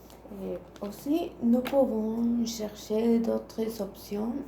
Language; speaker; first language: French; non-native, learner; Spanish